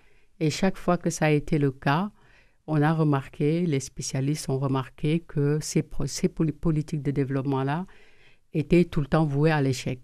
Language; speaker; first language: French; non-native, local second language; Wolof